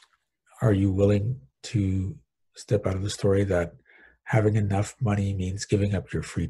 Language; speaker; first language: English; native; English